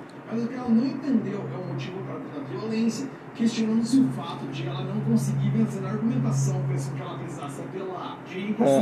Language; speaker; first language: Portuguese; native; Portuguese